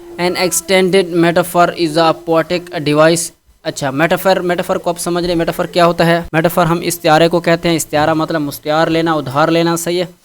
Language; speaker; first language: Urdu; non-native, local second language; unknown